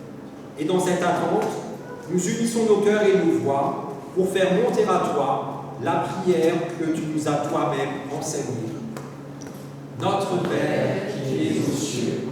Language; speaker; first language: French; native; French